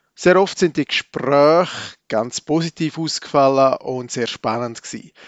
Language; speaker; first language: German; native; German